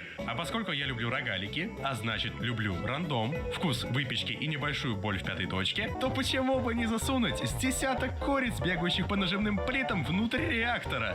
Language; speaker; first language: Russian; native; Russian